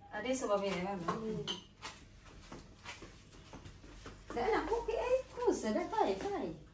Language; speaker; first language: Italian; non-native, learner; Filipino